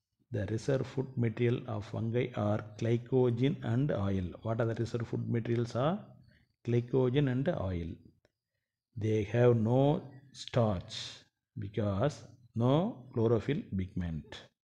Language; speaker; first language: English; non-native, local second language; Tamil